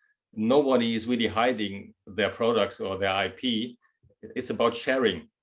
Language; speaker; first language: English; non-native, fluent; German